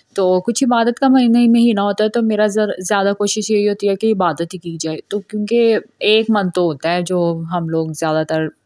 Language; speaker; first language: Urdu; non-native, local second language; Punjabi